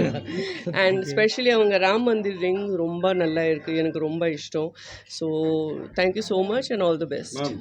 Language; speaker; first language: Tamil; non-native, fluent; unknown